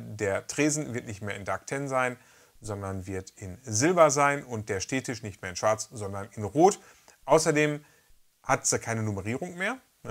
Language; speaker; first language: German; native; German